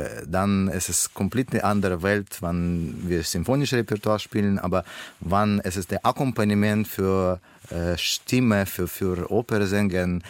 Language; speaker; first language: German; non-native, learner; Russian